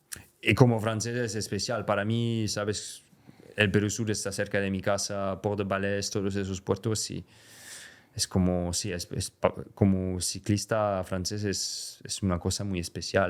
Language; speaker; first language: Spanish; non-native, fluent; French